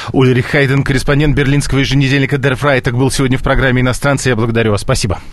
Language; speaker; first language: Russian; native; Russian